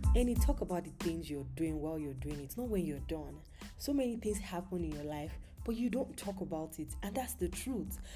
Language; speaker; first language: English; non-native, local second language; Yoruba